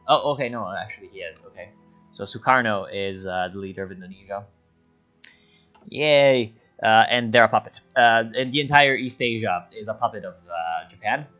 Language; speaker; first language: English; native; English